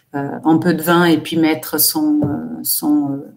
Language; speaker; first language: French; non-native, fluent; Portuguese